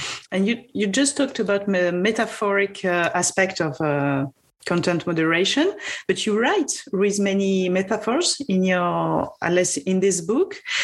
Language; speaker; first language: English; non-native, fluent; French